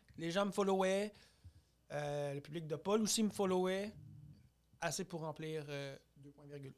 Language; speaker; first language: French; early bilingual, other home language; Arabic